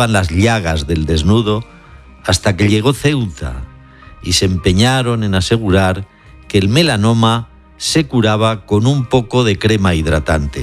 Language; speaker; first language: Spanish; native; Spanish